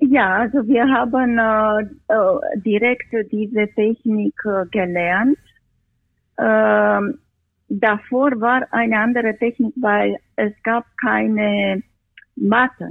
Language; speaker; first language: German; non-native, fluent; Romanian